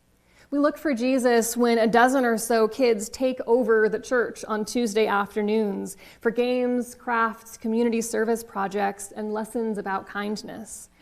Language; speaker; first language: English; native; English